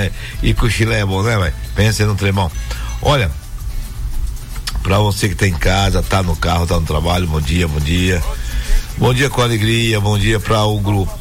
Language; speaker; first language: Portuguese; native; Portuguese